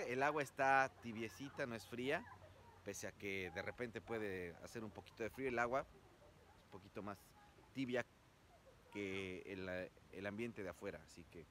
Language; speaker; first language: Spanish; native; Spanish